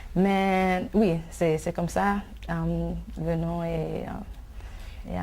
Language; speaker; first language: French; non-native, fluent; English